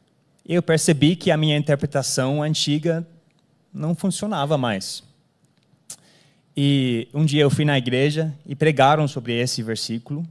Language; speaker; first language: Portuguese; non-native, fluent; English